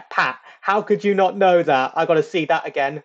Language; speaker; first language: English; native; English